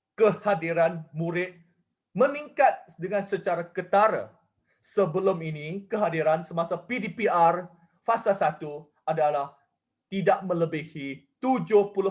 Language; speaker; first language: Malay; non-native, local second language; Chinese